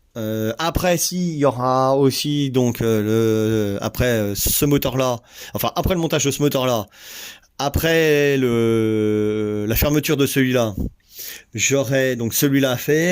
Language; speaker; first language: French; native; French